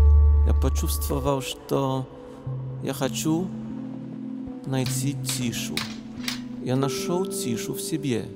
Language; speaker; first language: Russian; non-native, learner; Polish